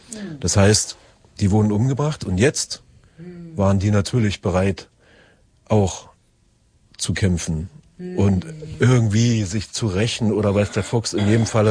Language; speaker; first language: German; native; German